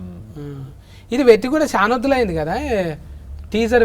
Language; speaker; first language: Telugu; native; Telugu